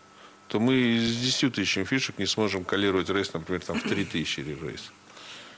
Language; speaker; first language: Russian; native; Russian